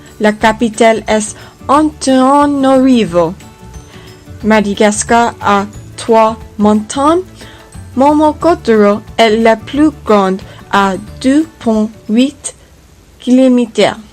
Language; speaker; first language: French; non-native, learner; English